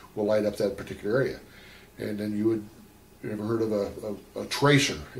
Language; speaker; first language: English; native; English